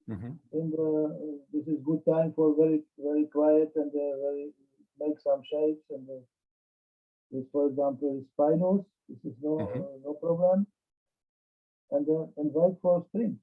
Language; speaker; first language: English; non-native, learner; Czech